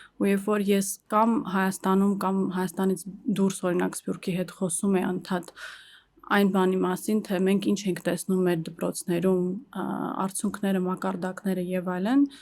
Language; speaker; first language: Armenian; early bilingual, heritage; Armenian